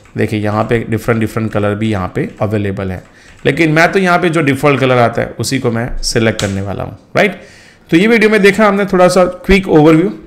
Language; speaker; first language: Hindi; non-native, local second language; Gujarati